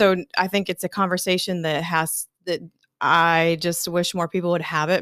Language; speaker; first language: English; native; English